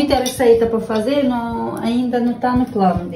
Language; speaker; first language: Portuguese; non-native, fluent; Ukrainian